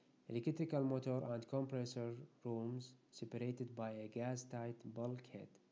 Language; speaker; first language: English; non-native, fluent; Arabic